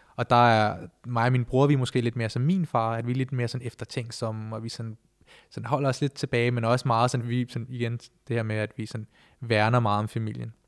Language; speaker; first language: Danish; early bilingual, other home language; Punjabi